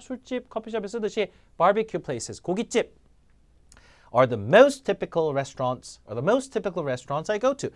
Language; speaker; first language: English; non-native, fluent; Korean